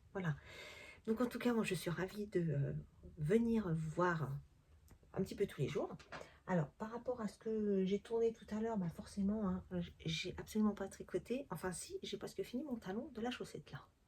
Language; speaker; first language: French; native; French